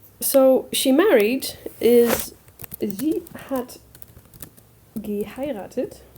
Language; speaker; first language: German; non-native, fluent; English